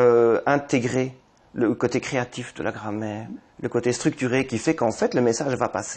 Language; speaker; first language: French; native; French